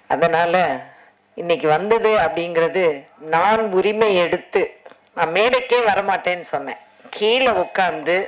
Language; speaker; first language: Tamil; native; Tamil